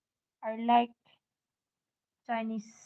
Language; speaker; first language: English; non-native, learner; Kok Borok